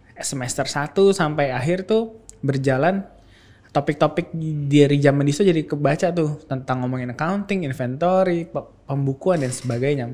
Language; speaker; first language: Indonesian; native; Indonesian